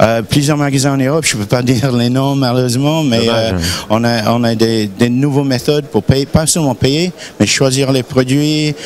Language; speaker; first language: French; non-native, learner; English